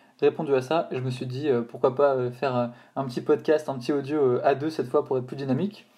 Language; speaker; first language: French; native; French